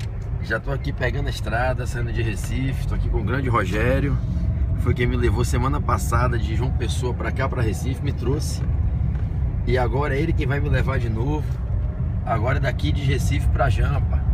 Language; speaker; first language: Portuguese; native; Portuguese